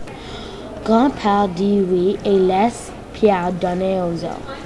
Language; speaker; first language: French; non-native, learner; English